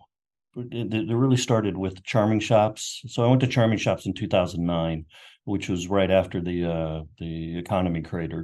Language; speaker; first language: English; native; English